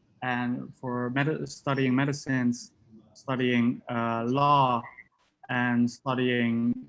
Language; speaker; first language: English; non-native, fluent; Dutch